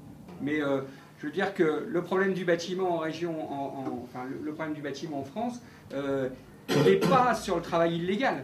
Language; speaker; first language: French; native; French